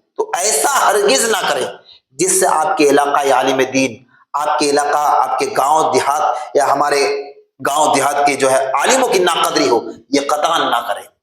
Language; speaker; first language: Urdu; non-native, local second language; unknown